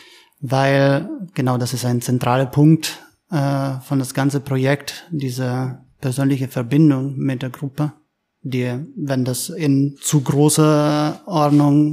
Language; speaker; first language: German; non-native, fluent; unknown